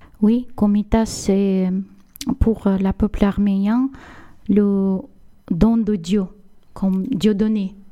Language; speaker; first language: French; non-native, learner; Armenian